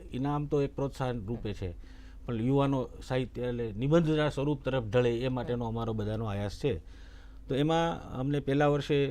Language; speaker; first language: Gujarati; native; Gujarati